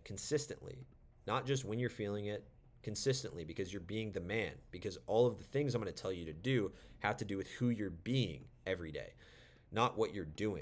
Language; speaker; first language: English; native; English